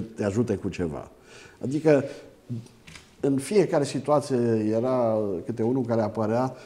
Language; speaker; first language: Romanian; native; Romanian